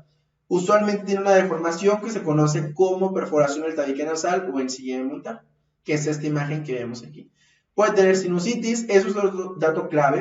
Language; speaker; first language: Spanish; native; Spanish